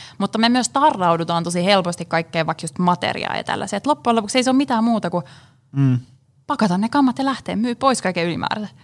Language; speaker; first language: Finnish; native; Finnish